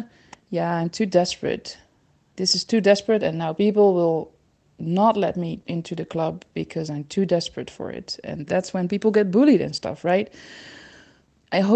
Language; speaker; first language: English; non-native, fluent; Dutch